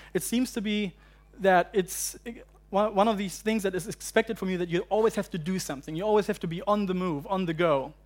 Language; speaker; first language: English; non-native, fluent; German